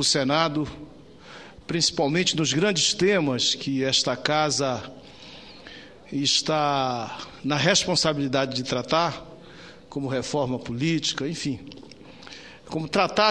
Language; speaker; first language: Portuguese; native; Portuguese